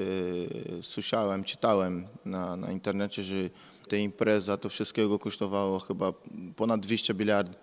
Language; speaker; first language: Polish; non-native, learner; Portuguese